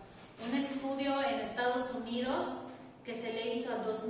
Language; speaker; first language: Spanish; native; Spanish